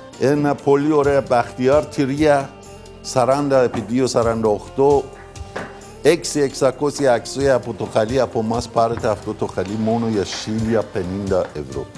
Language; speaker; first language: Greek; non-native, learner; Persian